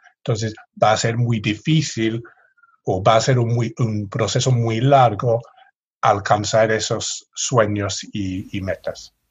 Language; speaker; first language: Spanish; non-native, fluent; English